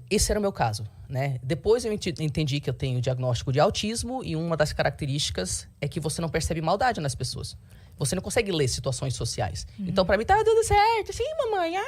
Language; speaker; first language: Portuguese; early bilingual, heritage; Portuguese